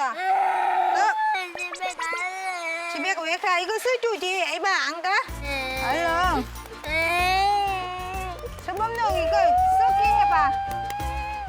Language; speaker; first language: Korean; non-native, learner; Vietnamese